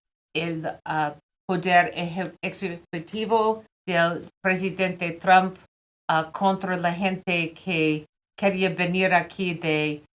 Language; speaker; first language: Spanish; non-native, fluent; English